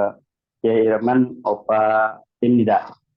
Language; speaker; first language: Korean; non-native, learner; Indonesian